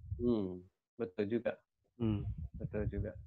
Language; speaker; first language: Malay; non-native, local second language; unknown